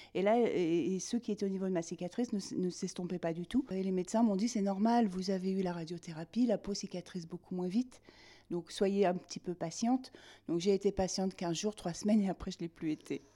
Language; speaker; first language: French; native; French